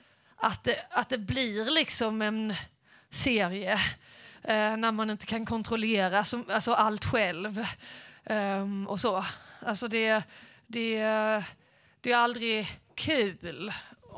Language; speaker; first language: Swedish; native; Swedish